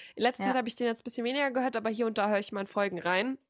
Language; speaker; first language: German; native; German